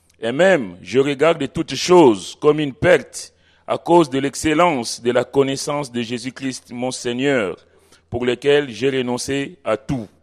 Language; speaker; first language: French; non-native, local second language; Lingala